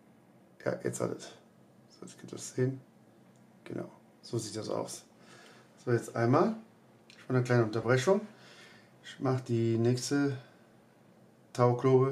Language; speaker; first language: German; native; German